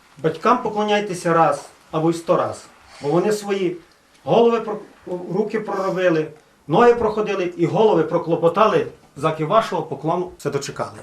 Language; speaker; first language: Ukrainian; native; Ukrainian